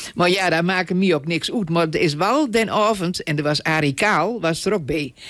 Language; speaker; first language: Dutch; native; Dutch